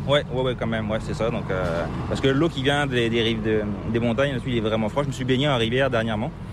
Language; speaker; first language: French; native; French